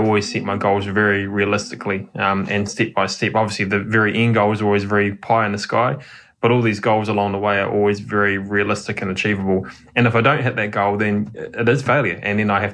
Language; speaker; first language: English; native; English